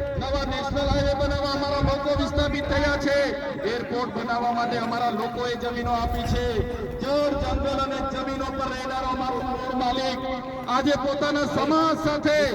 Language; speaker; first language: Gujarati; non-native, local second language; Vasavi